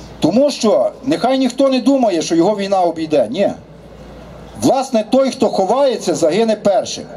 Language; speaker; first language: Ukrainian; native; Ukrainian